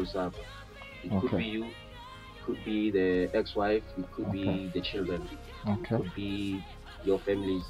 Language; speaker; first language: English; non-native, local second language; Northern Sotho